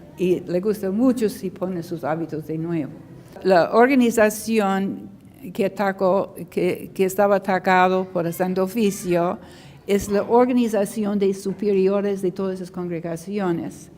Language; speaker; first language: Spanish; non-native, learner; English